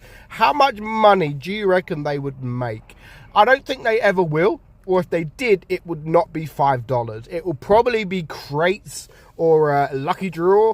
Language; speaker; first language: English; native; English